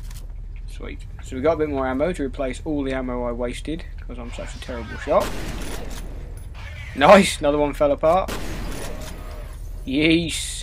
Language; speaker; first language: English; native; English